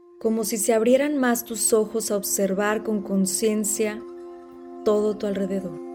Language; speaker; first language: Spanish; native; Spanish